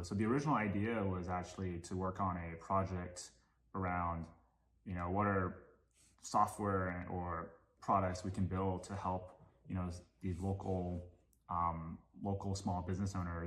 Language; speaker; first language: English; non-native, local second language; Cantonese